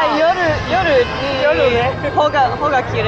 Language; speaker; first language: Japanese; non-native, learner; English